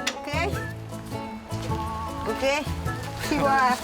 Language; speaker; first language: Korean; non-native, learner; Vietnamese